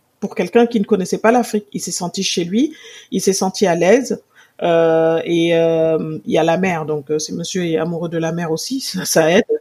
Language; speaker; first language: French; non-native, local second language; Wolof